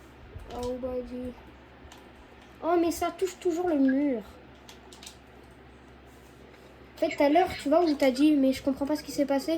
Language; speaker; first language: French; native; French